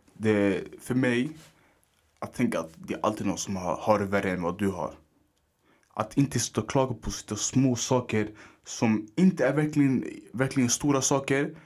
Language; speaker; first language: Swedish; early bilingual, other home language; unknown